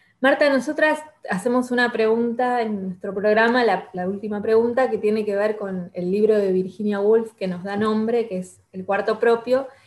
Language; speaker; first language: Spanish; native; Spanish